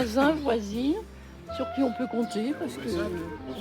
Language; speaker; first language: French; native; French